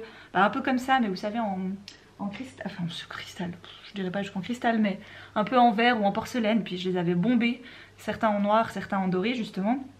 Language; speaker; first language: French; native; French